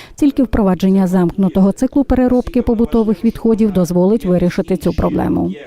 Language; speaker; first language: Ukrainian; native; Ukrainian